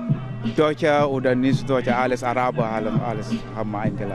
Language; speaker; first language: German; non-native, learner; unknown